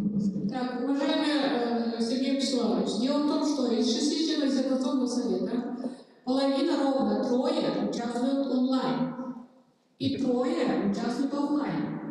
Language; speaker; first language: Russian; native; Russian